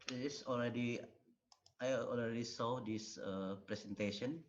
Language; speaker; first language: English; non-native, learner; Indonesian